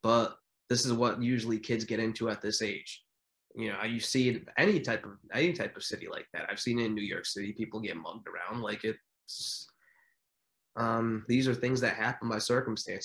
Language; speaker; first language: English; native; English